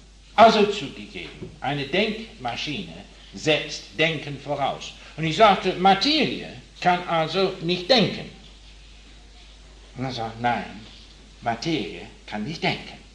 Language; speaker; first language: German; non-native, fluent; English